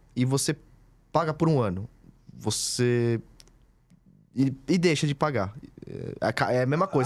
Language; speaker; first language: Portuguese; native; Portuguese